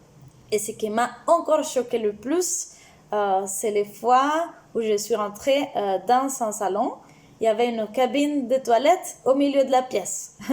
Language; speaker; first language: French; non-native, fluent; Spanish